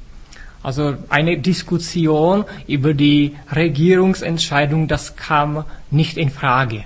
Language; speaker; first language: German; non-native, fluent; Czech